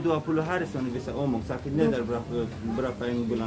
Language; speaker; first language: Indonesian; non-native, learner; Persian